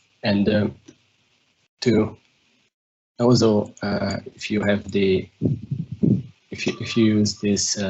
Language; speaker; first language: English; non-native, fluent; Hungarian